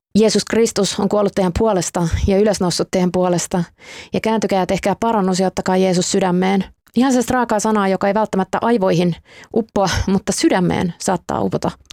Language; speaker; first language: Finnish; native; Finnish